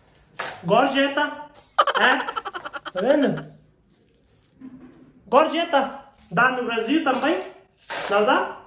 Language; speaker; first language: Portuguese; non-native, learner; Hindi